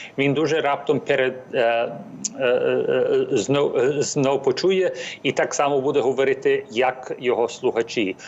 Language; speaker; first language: Ukrainian; early bilingual, heritage; English